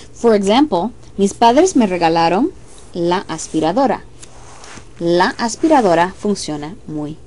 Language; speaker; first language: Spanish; non-native, fluent; English